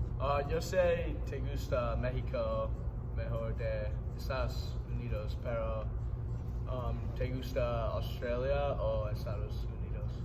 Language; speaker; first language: Spanish; non-native, learner; English